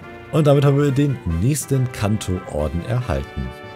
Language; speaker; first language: German; native; German